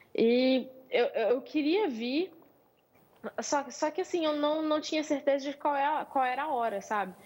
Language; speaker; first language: Portuguese; native; Portuguese